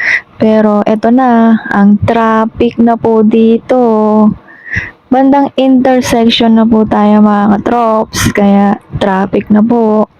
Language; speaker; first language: Filipino; native; Filipino